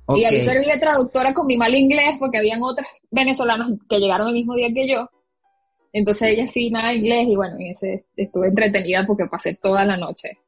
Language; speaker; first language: Spanish; native; Spanish